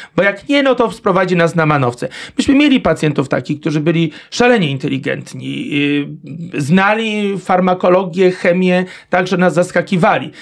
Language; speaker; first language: Polish; native; Polish